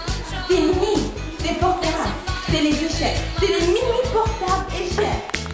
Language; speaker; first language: French; non-native, local second language; English